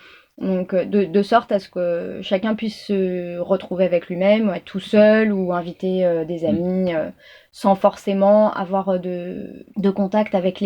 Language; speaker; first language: French; native; French